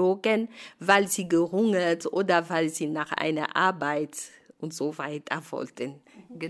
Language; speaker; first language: German; non-native, fluent; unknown